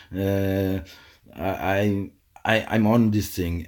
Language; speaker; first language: English; non-native, fluent; French